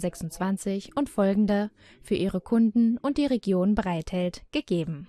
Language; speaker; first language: German; native; German